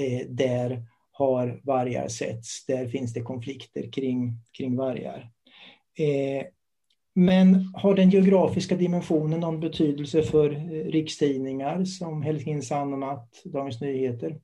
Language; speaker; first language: Swedish; native; Swedish